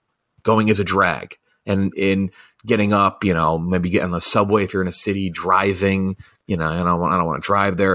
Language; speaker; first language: English; native; English